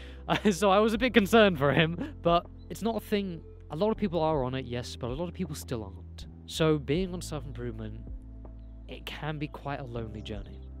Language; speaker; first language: English; native; English